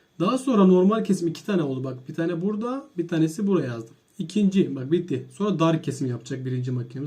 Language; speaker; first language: Turkish; native; Turkish